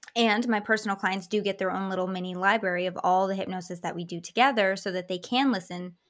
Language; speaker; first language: English; native; English